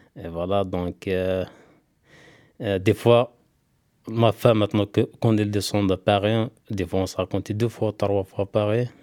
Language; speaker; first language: French; non-native, local second language; Kabyle